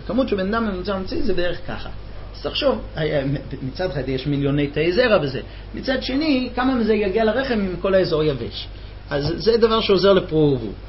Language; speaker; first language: Hebrew; non-native, fluent; English